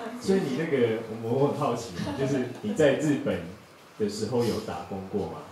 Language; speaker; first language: Chinese; native; Chinese